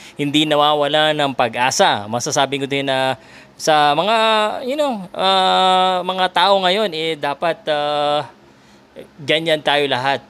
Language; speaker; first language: Filipino; native; Filipino